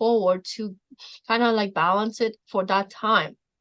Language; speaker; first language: English; non-native, fluent; Polish